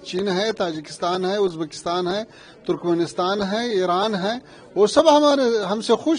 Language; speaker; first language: Hindi; non-native, fluent; Pashto